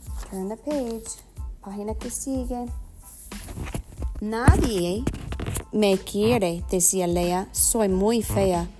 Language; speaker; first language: Spanish; non-native, learner; English